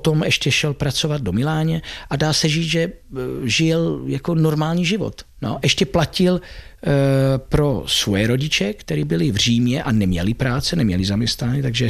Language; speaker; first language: Czech; non-native, learner; Italian